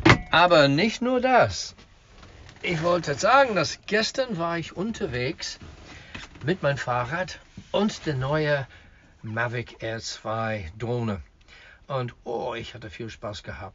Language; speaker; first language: German; non-native, fluent; English